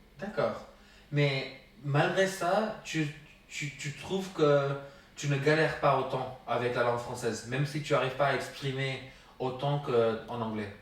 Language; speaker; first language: French; non-native, fluent; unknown